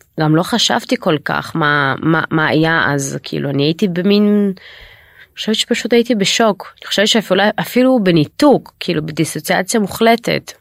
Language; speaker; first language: Hebrew; early bilingual, other home language; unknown